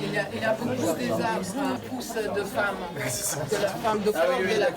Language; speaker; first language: French; non-native, learner; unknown